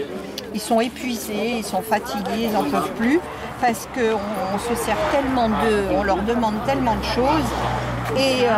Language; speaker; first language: French; native; French